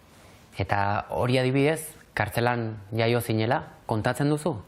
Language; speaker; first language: Basque; native; Basque